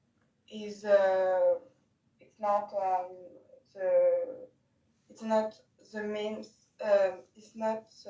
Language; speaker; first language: English; non-native, learner; French